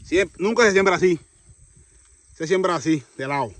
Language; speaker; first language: Spanish; native; Spanish